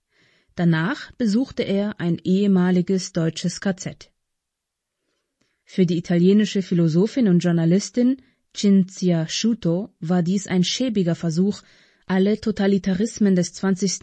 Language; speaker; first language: German; native; German